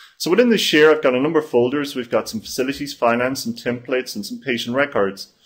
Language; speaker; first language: English; native; English